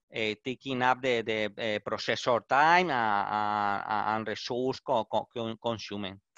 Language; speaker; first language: English; non-native, learner; Spanish